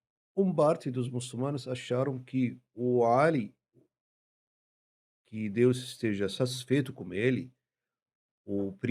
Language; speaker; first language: Portuguese; non-native, fluent; Arabic